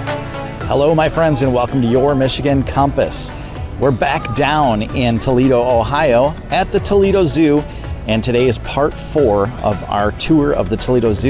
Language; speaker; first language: English; native; English